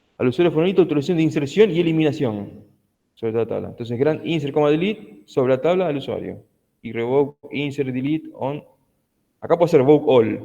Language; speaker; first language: Spanish; native; Spanish